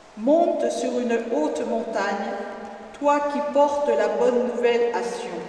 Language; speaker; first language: French; native; French